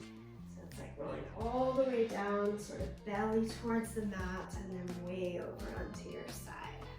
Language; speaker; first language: English; native; English